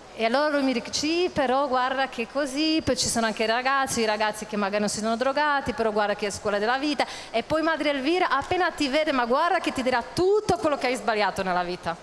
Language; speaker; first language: Italian; non-native, fluent; Czech